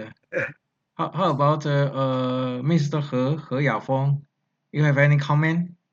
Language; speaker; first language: English; non-native, learner; Chinese